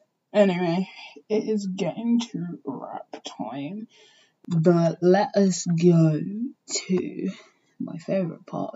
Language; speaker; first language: English; native; English